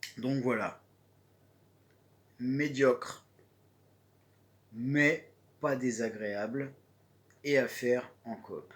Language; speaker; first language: French; native; French